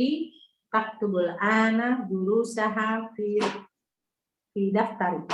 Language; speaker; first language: Arabic; non-native, learner; Indonesian